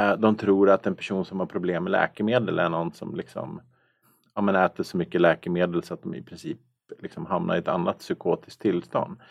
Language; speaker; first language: Swedish; native; Swedish